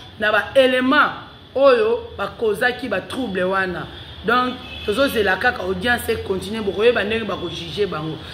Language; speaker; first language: Lingala; non-native, local second language; Kongo